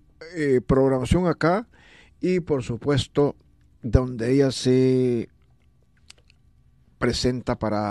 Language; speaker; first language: Spanish; native; Spanish